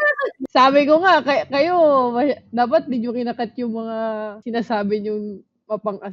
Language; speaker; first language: Filipino; native; Filipino